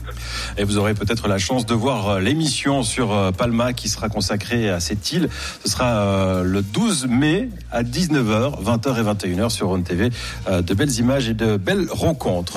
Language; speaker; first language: French; native; French